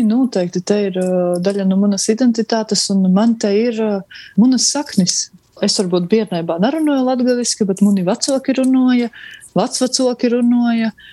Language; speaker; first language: Latvian; native; Latvian